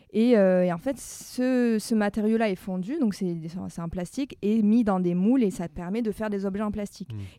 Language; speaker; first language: French; native; French